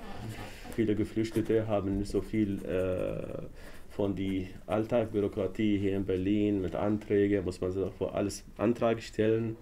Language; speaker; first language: German; non-native, learner; Arabic